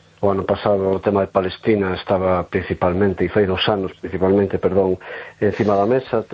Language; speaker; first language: Galician; non-native, local second language; Spanish